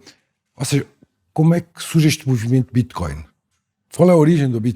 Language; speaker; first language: Portuguese; native; Portuguese